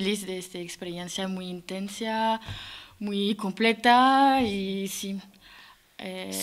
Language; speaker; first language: Spanish; non-native, learner; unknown